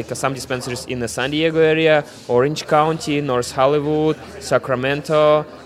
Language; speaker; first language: English; non-native, fluent; Russian